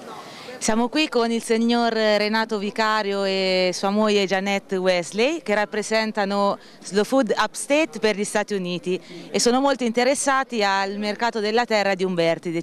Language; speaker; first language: Italian; native; Italian